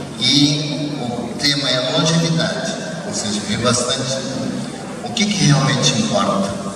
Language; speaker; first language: Portuguese; early bilingual, other home language; Japanese